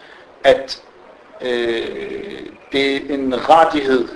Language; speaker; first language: Danish; non-native, fluent; Arabic